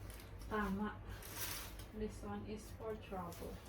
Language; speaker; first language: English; non-native, local second language; Filipino